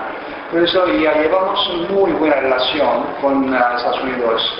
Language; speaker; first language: Spanish; non-native, fluent; Korean